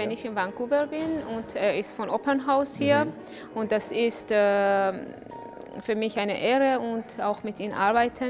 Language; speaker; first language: German; non-native, fluent; Persian